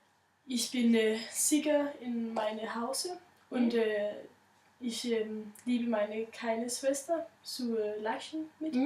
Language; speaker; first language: German; non-native, learner; Danish